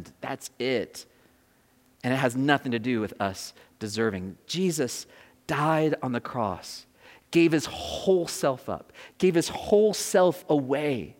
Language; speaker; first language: English; native; English